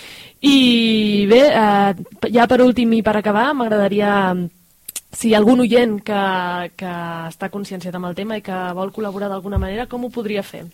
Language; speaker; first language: Catalan; native; Catalan